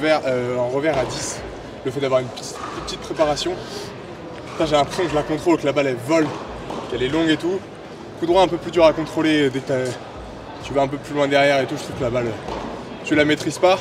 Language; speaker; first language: French; native; French